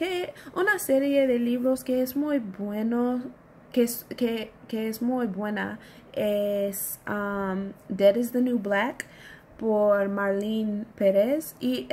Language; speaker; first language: Spanish; non-native, learner; English